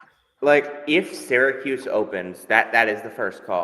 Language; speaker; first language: English; native; English